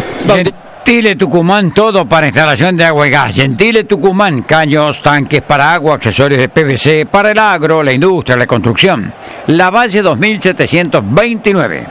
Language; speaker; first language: Spanish; native; Spanish